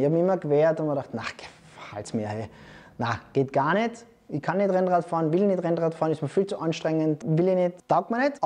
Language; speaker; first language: German; native; German